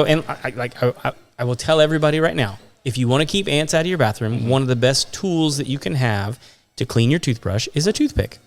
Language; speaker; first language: English; native; English